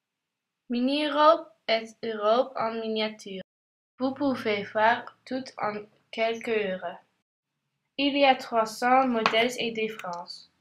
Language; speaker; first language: French; non-native, learner; Dutch